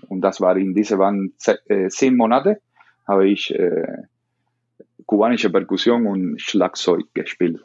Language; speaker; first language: German; non-native, learner; Spanish